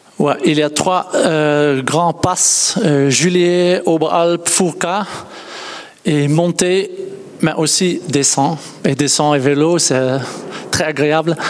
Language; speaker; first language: French; non-native, learner; Dutch